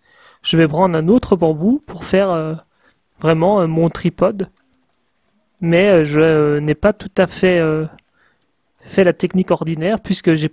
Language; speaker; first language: French; native; French